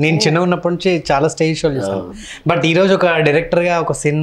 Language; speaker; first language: Telugu; native; Telugu